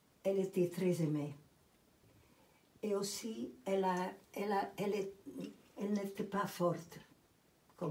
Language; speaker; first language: French; non-native, fluent; Italian